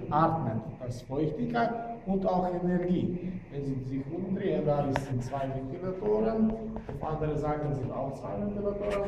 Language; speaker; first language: German; non-native, fluent; Slovenian